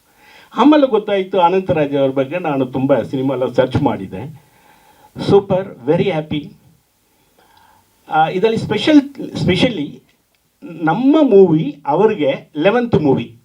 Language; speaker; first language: Kannada; non-native, fluent; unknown